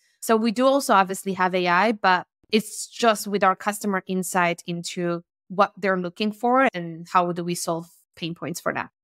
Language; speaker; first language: English; non-native, fluent; Romanian